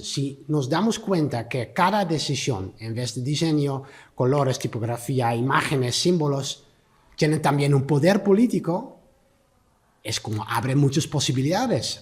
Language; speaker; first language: Spanish; non-native, learner; Dutch